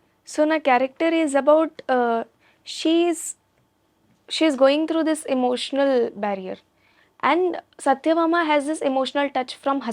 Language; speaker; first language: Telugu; non-native, local second language; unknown